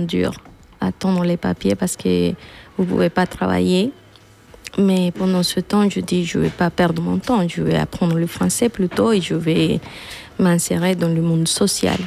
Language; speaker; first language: French; non-native, fluent; Spanish